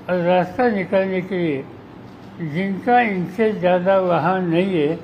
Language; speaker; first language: Hindi; non-native, local second language; Marathi